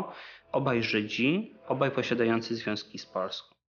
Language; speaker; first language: Polish; native; Polish